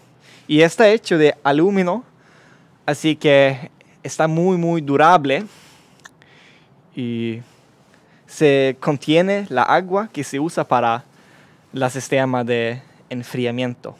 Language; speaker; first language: Spanish; non-native, learner; Swedish